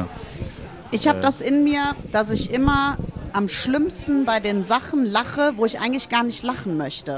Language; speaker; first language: German; native; German